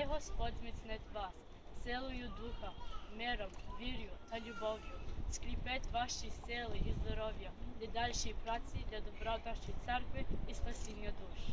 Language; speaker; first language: Ukrainian; early bilingual, heritage; Ukrainian